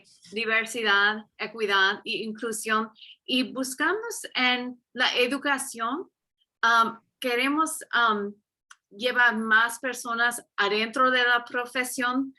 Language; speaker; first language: Spanish; non-native, fluent; English